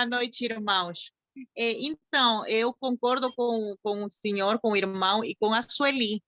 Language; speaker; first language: Portuguese; non-native, fluent; Spanish